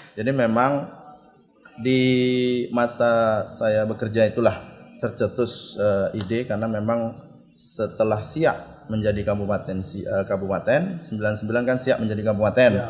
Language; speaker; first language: Indonesian; native; Indonesian